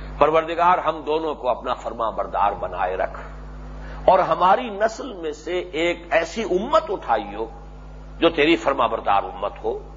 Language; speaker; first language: Urdu; native; Urdu